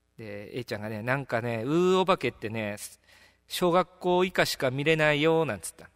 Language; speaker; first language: Japanese; native; Japanese